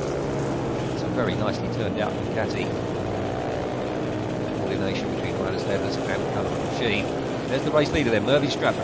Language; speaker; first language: English; native; English